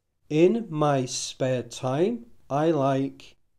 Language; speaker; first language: English; native; English